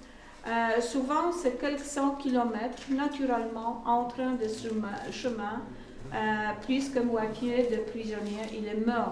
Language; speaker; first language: French; non-native, learner; Polish